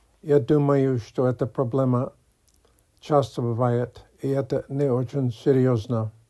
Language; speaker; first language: Russian; non-native, learner; English